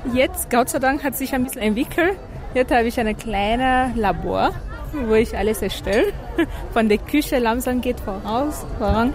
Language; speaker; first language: German; non-native, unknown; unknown